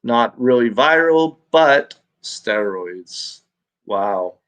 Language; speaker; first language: English; non-native, local second language; Filipino